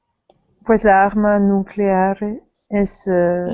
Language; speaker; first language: Spanish; non-native, learner; French